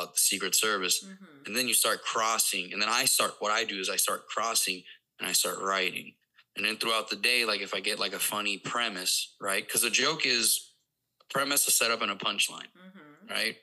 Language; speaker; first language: English; non-native, fluent; Spanish